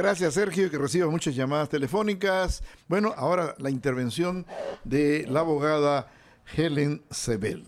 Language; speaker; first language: Spanish; native; Spanish